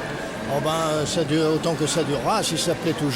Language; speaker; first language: French; native; French